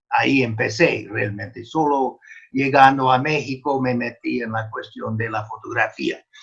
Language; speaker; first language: Spanish; non-native, fluent; English